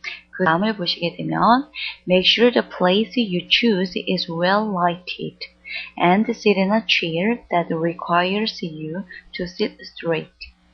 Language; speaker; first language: English; non-native, fluent; Korean